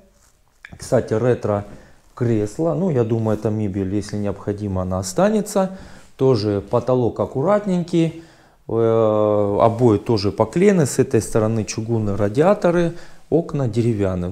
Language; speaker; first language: Russian; native; Russian